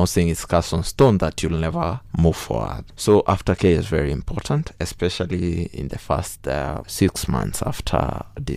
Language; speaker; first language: English; non-native, local second language; Kikuyu